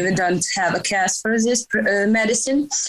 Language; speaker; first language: English; non-native, learner; Ukrainian